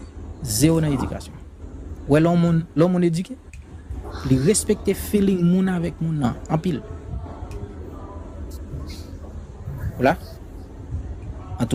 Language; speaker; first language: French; non-native, learner; Haitian Creole